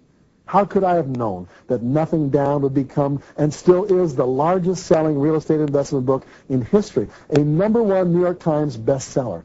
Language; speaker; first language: English; native; English